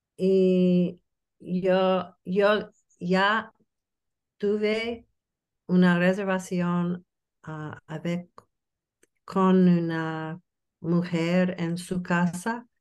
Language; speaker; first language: Spanish; non-native, learner; English